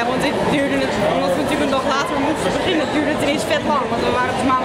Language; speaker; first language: Dutch; native; Dutch